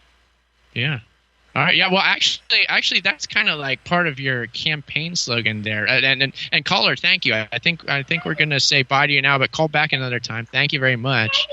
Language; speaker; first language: English; native; English